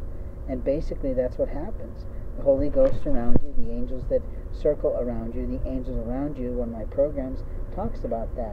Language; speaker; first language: English; native; English